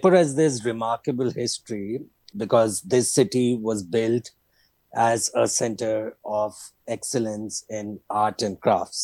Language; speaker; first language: English; non-native, local second language; Hindi